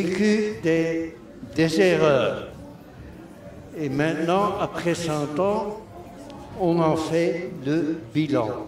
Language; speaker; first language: French; non-native, local second language; Dutch